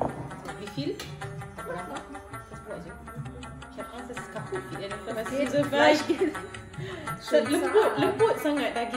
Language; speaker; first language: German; non-native, learner; Malay